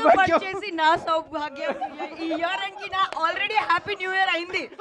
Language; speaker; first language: Telugu; non-native, learner; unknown